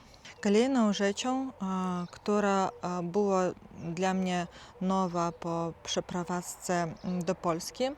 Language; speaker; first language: Polish; non-native, fluent; Ukrainian